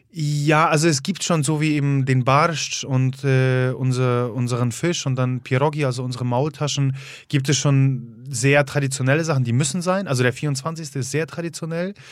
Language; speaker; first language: German; early bilingual, other home language; Polish